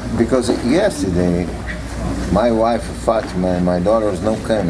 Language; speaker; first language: English; non-native, learner; Portuguese